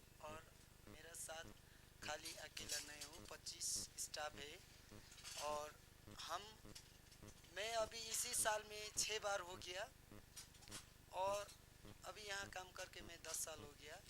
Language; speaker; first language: Hindi; non-native, fluent; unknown